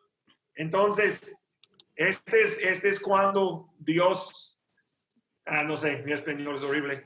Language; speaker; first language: Spanish; non-native, learner; English